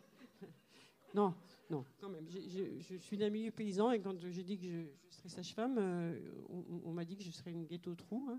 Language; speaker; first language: French; native; French